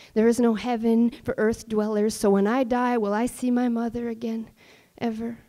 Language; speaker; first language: English; native; English